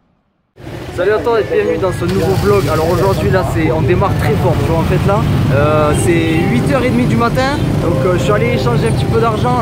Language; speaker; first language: French; native; French